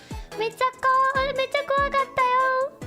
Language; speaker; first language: Japanese; non-native, learner; English